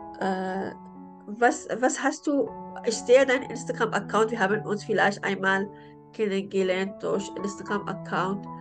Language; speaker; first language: German; non-native, learner; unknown